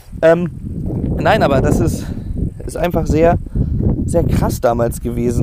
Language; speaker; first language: German; native; German